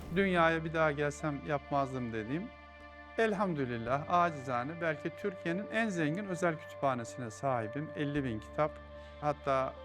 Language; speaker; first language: Turkish; native; Turkish